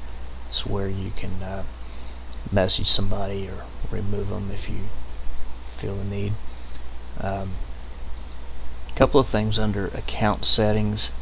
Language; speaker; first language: English; native; English